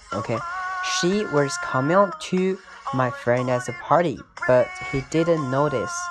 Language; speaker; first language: English; non-native, fluent; Chinese